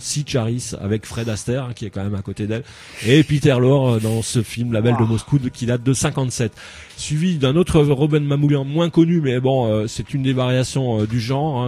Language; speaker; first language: French; native; French